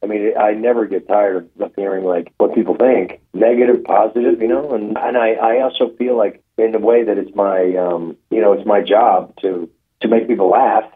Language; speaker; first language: English; native; English